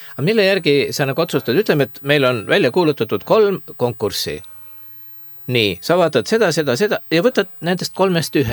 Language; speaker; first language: Estonian; native; Estonian